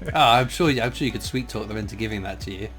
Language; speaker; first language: English; native; English